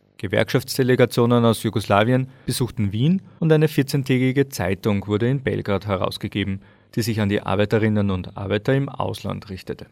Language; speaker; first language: German; native; German